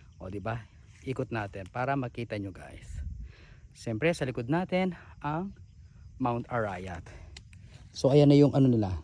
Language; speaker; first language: Filipino; non-native, local second language; Pampanga